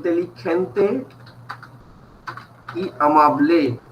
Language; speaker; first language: Spanish; non-native, fluent; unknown